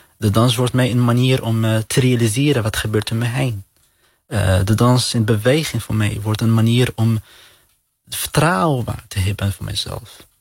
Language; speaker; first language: Dutch; non-native, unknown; Arabic